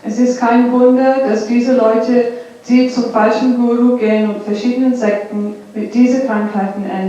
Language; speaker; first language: German; non-native, fluent; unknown